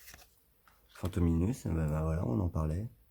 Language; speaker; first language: French; native; French